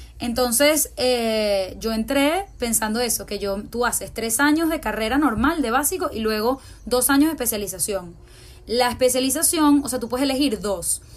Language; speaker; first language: Spanish; native; Spanish